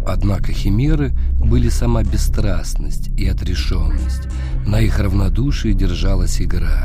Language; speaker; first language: Russian; native; Russian